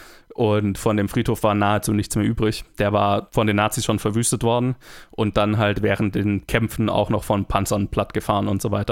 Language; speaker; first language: German; native; German